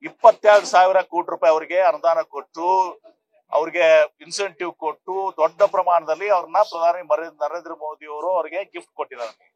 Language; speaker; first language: Kannada; native; Kannada